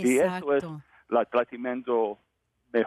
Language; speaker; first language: Spanish; non-native, learner; English